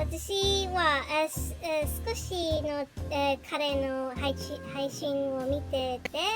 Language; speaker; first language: Japanese; non-native, learner; English